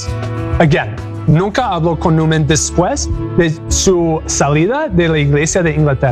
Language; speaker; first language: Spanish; non-native, learner; English